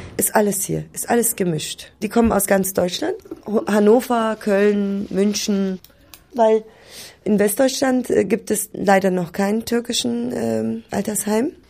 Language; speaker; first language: German; early bilingual, other home language; Turkish